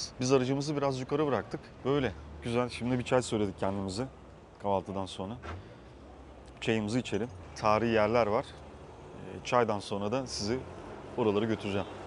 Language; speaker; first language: Turkish; native; Turkish